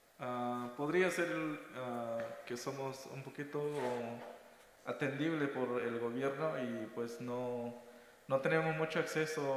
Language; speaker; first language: Spanish; non-native, local second language; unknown